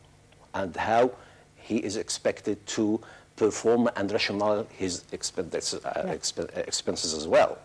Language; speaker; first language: English; non-native, fluent; Arabic